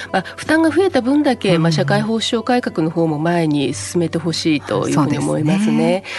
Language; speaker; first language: Japanese; native; Japanese